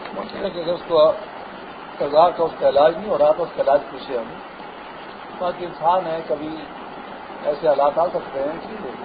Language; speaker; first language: Urdu; non-native, local second language; Pashto